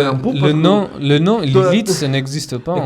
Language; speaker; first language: French; non-native, fluent; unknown